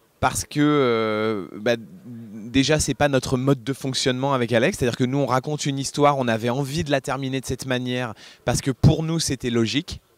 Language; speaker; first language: French; native; French